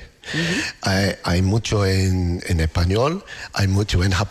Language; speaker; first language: Spanish; non-native, learner; English